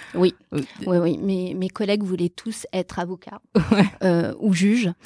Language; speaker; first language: French; early bilingual, other home language; Portuguese